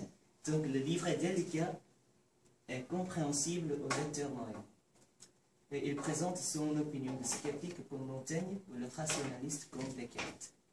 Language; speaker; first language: French; non-native, learner; Korean